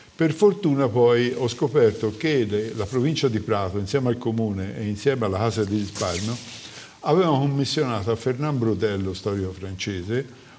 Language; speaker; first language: Italian; native; Italian